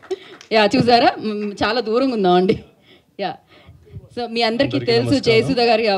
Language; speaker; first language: Telugu; native; Telugu